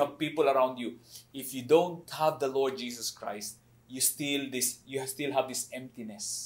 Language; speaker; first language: English; non-native, local second language; Cebuano